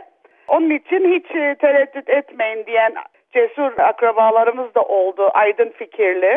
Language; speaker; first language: Turkish; early bilingual, other home language; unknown